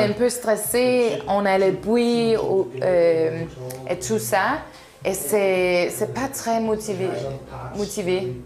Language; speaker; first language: French; non-native, learner; Danish